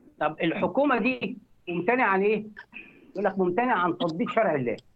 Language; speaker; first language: Arabic; native; Arabic